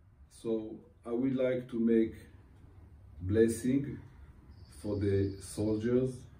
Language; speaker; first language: English; non-native, fluent; Hebrew